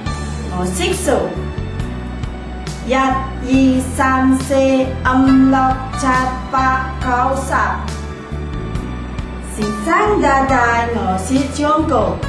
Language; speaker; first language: Chinese; non-native, learner; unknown